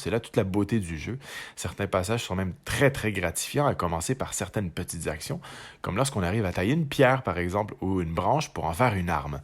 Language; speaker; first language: French; native; French